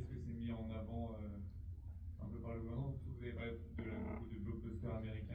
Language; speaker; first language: French; native; French